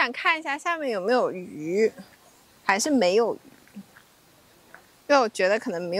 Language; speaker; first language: Chinese; native; Chinese